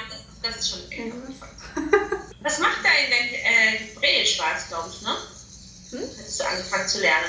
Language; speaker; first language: German; native; German